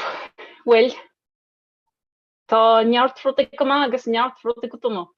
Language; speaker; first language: Irish; non-native, learner; English